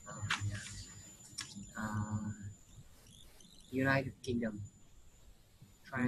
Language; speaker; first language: English; non-native, learner; Vietnamese